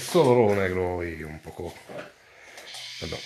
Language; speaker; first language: Spanish; non-native, learner; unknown